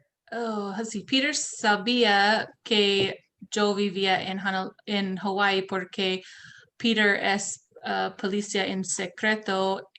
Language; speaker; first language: Spanish; non-native, learner; English